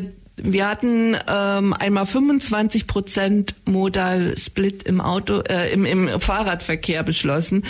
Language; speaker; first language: German; native; German